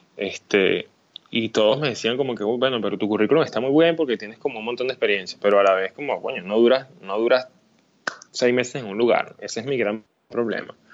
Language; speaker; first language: Spanish; native; Spanish